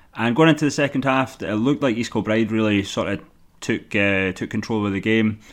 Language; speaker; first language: English; native; English